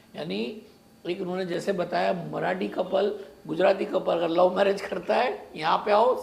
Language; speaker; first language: Hindi; non-native, local second language; Marathi